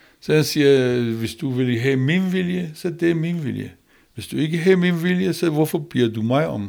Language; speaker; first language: Danish; non-native, learner; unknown